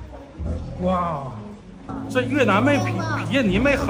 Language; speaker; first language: Chinese; native; Chinese